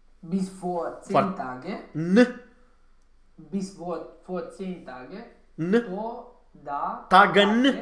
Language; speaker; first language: German; non-native, learner; Romanian